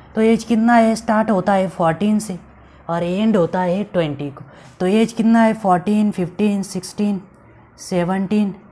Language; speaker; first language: Hindi; non-native, local second language; Marathi